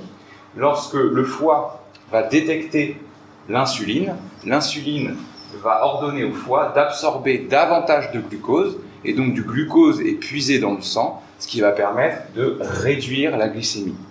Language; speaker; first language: French; native; French